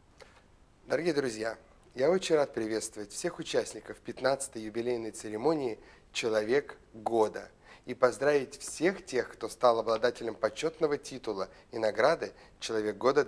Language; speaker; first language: Russian; native; Russian